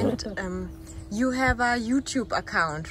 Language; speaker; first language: English; non-native, learner; German